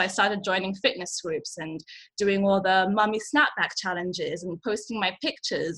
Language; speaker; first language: English; early bilingual, other home language; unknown